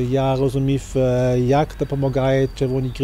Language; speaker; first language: Ukrainian; non-native, fluent; German